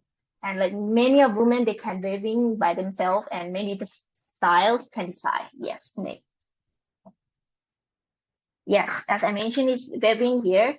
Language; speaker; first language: English; non-native, learner; Lao